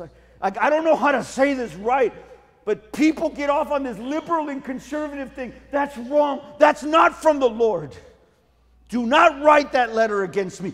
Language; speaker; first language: English; early bilingual, other home language; Spanish